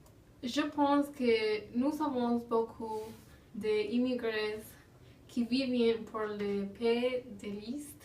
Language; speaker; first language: French; non-native, learner; English